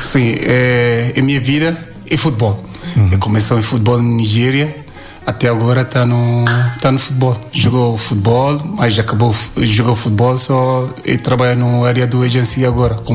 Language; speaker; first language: Portuguese; non-native, learner; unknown